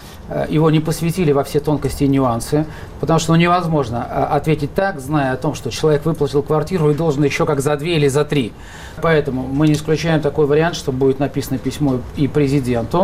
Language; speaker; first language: Russian; native; Russian